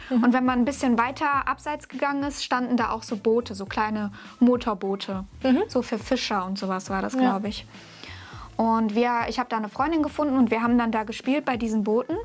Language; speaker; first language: German; early bilingual, other home language; Russian